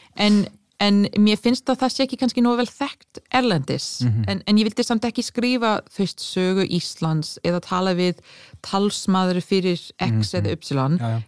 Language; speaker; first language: Icelandic; non-native, fluent; English